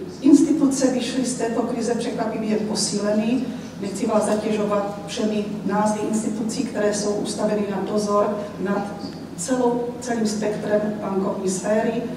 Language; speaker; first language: Czech; native; Czech